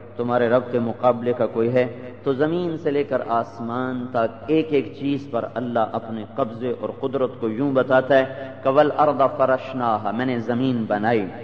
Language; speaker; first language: Urdu; non-native, local second language; Punjabi